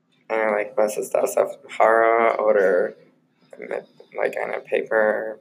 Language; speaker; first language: German; non-native, learner; English